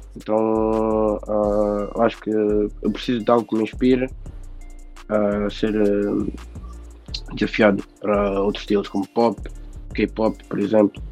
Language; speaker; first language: Portuguese; native; Portuguese